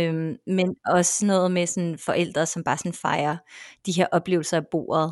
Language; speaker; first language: Danish; native; Danish